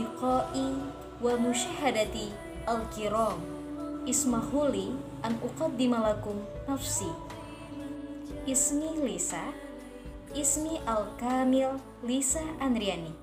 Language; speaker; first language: Arabic; non-native, learner; Indonesian